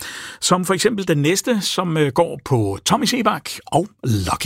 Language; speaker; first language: Danish; native; Danish